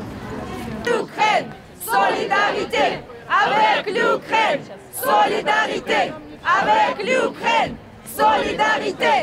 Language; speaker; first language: French; non-native, fluent; Russian